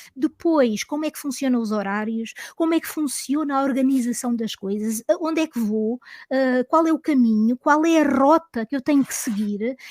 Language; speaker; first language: Portuguese; native; Portuguese